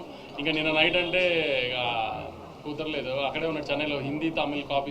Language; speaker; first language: Telugu; native; Telugu